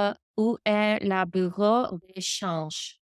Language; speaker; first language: French; non-native, learner; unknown